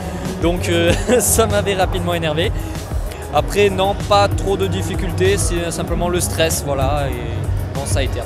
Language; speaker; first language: French; native; French